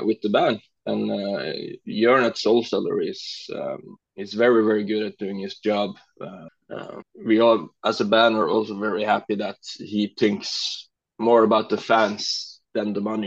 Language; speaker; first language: English; non-native, fluent; Norwegian